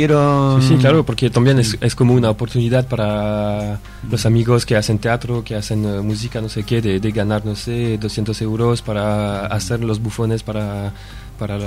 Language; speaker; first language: Spanish; non-native, fluent; French